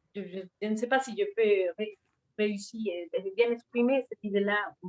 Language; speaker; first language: French; non-native, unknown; Spanish